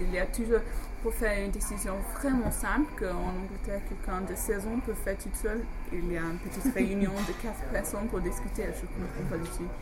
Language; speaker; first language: French; non-native, fluent; English